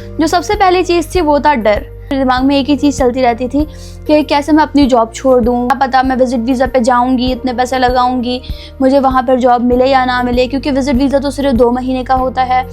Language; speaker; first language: Urdu; native; Urdu